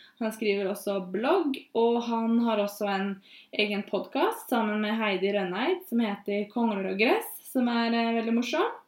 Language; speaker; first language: Norwegian; native; Norwegian